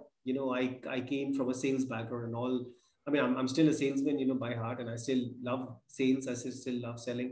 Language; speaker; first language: English; non-native, local second language; Punjabi